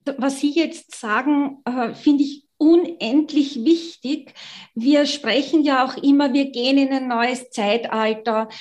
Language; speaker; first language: German; native; German